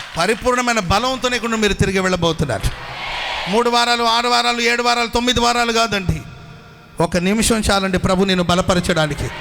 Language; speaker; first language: Telugu; native; Telugu